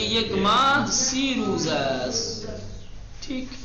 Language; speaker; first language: Persian; non-native, fluent; Urdu